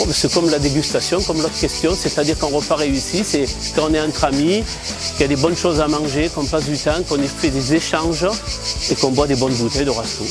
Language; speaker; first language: French; native; French